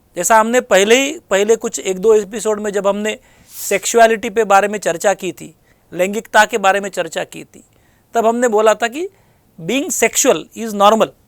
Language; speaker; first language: Hindi; non-native, local second language; Marathi